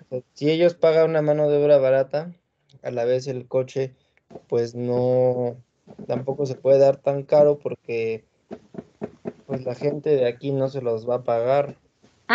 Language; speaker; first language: Spanish; native; Spanish